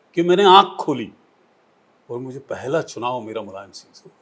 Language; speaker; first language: Hindi; native; Hindi